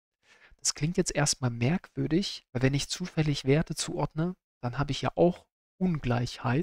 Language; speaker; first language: German; native; German